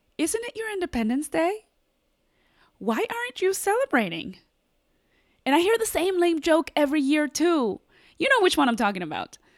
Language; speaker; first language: English; early bilingual, other home language; Spanish